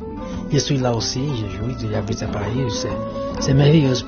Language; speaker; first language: French; non-native, learner; Portuguese